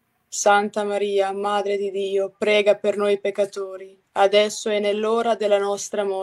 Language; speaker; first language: Italian; non-native, fluent; Croatian